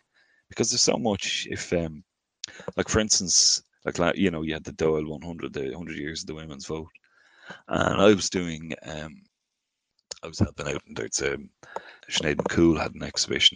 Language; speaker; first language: English; native; English